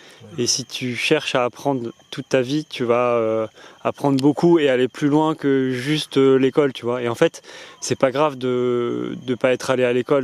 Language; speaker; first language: French; native; French